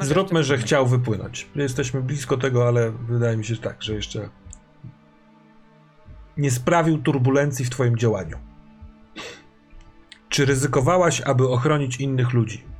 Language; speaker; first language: Polish; native; Polish